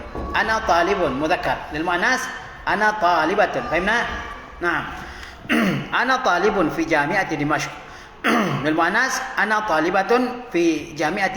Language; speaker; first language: Arabic; non-native, fluent; Indonesian